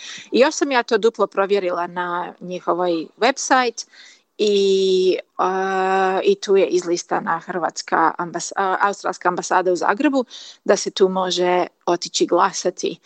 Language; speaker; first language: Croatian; early bilingual, heritage; Croatian